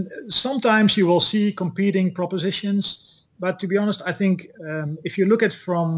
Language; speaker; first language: English; non-native, fluent; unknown